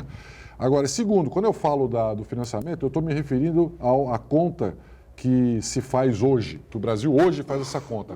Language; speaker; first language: Portuguese; native; Portuguese